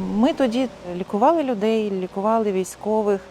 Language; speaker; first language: Ukrainian; native; Ukrainian